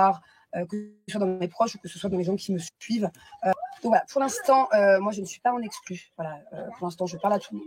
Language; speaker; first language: French; native; French